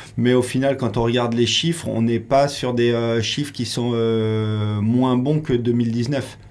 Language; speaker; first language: French; native; French